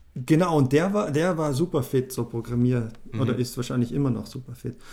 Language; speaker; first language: German; native; German